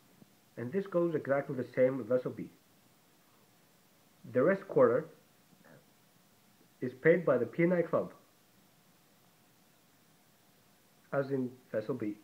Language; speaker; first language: English; non-native, fluent; Greek